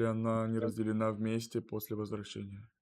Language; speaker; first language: Russian; native; Russian